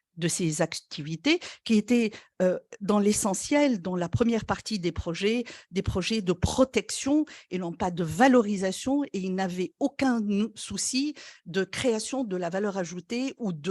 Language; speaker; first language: French; non-native, local second language; Arabic